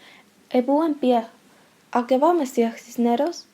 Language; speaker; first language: French; non-native, learner; Spanish